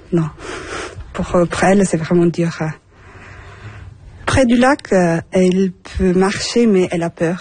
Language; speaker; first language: French; non-native, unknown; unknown